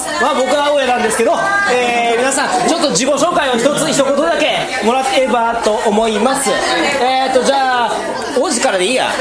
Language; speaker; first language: Japanese; native; Japanese